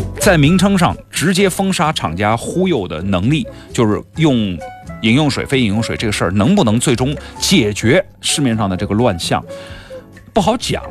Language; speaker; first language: Chinese; native; Chinese